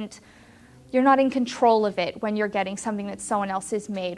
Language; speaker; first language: English; native; English